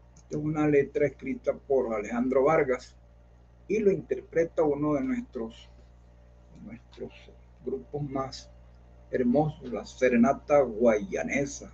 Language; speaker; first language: Spanish; native; Spanish